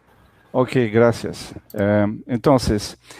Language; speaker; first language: Spanish; non-native, fluent; Portuguese